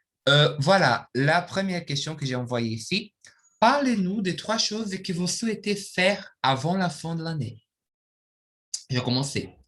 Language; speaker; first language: French; non-native, fluent; Portuguese